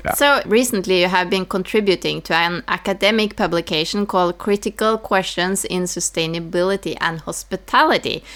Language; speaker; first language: English; early bilingual, other home language; Dutch